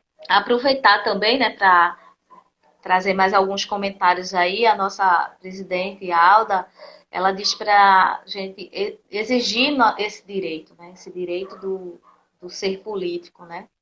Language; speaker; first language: Portuguese; native; Portuguese